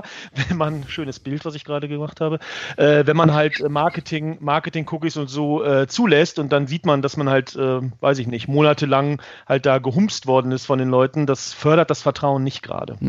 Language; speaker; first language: German; native; German